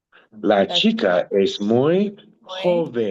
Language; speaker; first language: Spanish; non-native, learner; English